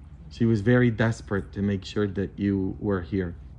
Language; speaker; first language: English; non-native, fluent; Polish